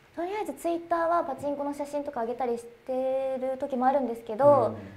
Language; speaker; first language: Japanese; native; Japanese